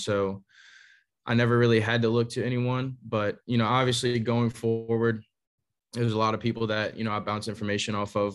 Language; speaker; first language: English; native; English